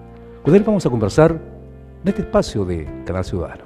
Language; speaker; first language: Spanish; native; Spanish